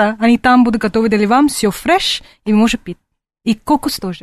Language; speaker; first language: Russian; non-native, learner; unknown